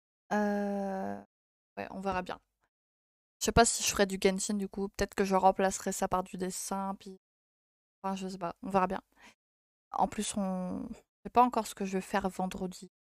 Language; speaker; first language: French; native; French